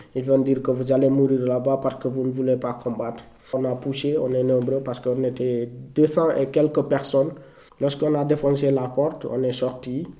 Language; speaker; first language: French; non-native, local second language; Fula